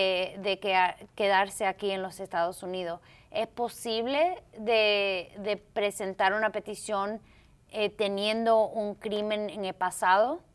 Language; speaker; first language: Spanish; early bilingual, heritage; Spanish